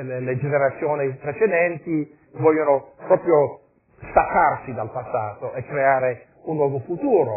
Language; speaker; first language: Italian; non-native, fluent; English